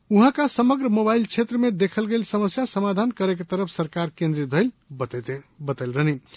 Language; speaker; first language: Bhojpuri; non-native, local second language; Nepali